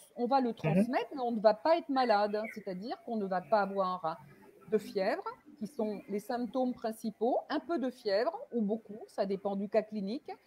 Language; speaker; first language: French; native; French